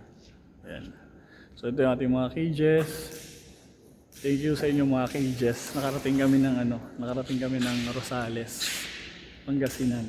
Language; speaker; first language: Filipino; native; Filipino